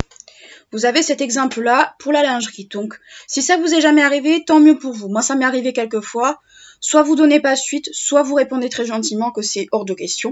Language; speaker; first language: French; native; French